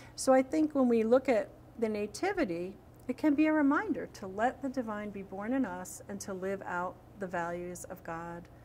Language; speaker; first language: English; native; English